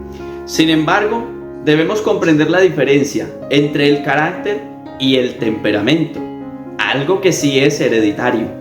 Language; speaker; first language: Spanish; native; Spanish